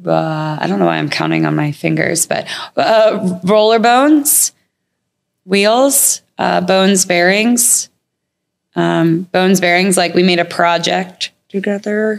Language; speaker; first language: English; native; English